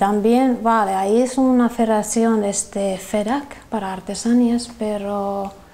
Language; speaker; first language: Spanish; non-native, learner; Finnish